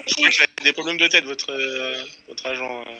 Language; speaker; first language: French; native; French